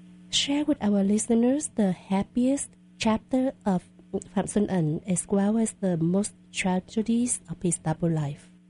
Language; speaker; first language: English; non-native, fluent; Vietnamese